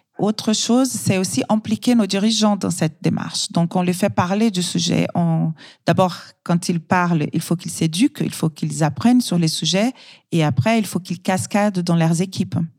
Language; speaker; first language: French; non-native, fluent; Portuguese